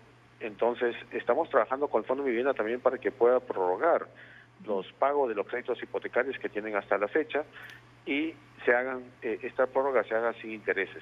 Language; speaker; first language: Spanish; native; Spanish